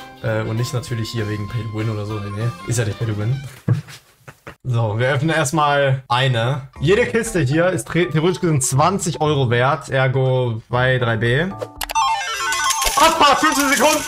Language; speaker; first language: German; native; German